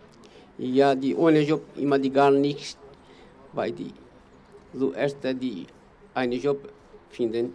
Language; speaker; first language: German; non-native, learner; Kurdish